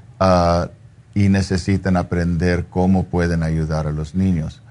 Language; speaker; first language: Spanish; non-native, fluent; English